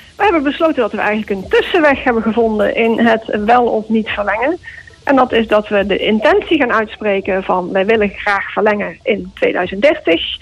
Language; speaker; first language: Dutch; native; Dutch